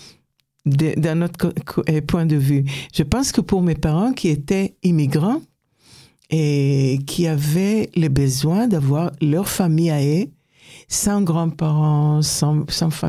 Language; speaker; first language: French; non-native, fluent; Hebrew